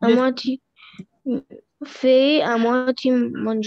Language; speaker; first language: French; non-native, learner; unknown